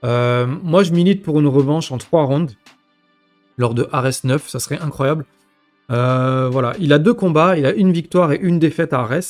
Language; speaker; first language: French; native; French